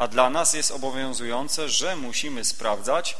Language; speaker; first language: Polish; native; Polish